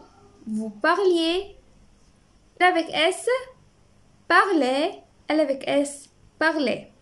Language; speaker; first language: French; non-native, fluent; Arabic